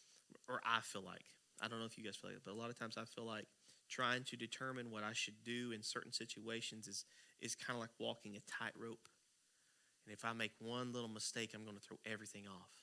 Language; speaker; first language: English; native; English